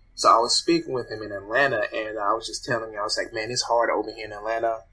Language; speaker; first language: English; early bilingual, other home language; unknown